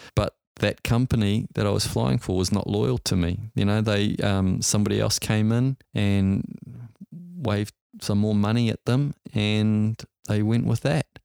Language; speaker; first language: English; native; English